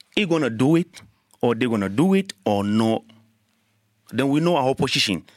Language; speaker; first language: English; non-native, learner; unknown